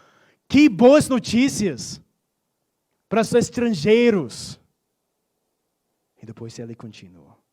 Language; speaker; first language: Portuguese; non-native, fluent; English